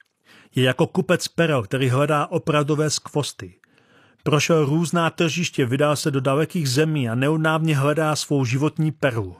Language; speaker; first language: Czech; native; Czech